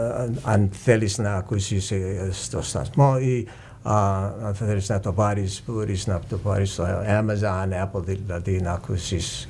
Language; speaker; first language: Greek; early bilingual, heritage; English